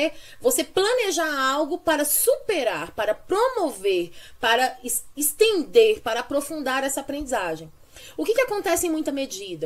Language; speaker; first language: Portuguese; native; Portuguese